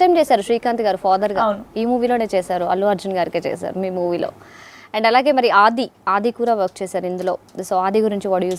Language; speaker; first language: Telugu; native; Telugu